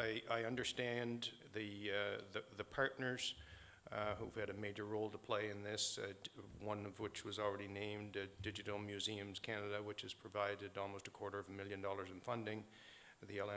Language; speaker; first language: English; native; English